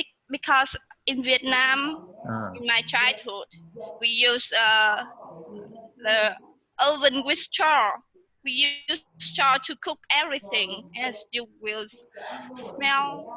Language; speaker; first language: English; non-native, learner; Vietnamese